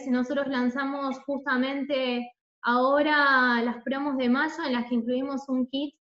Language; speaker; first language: Spanish; native; Spanish